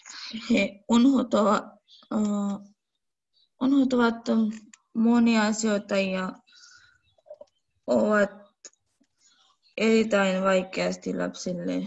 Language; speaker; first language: Finnish; non-native, learner; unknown